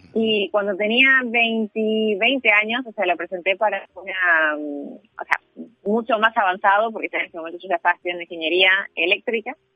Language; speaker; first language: Spanish; native; Spanish